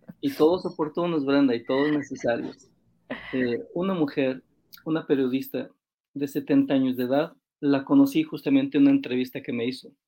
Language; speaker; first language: Spanish; native; Spanish